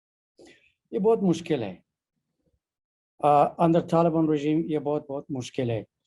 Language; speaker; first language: Hindi; non-native, learner; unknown